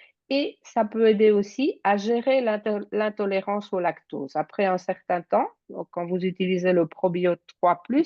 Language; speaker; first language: French; native; French